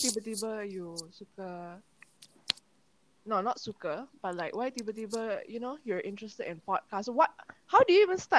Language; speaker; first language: English; non-native, local second language; Malay